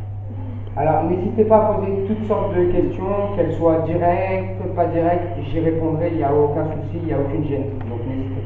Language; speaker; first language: French; native; French